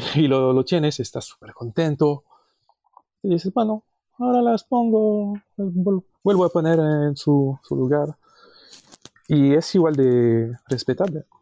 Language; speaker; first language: Spanish; non-native, fluent; French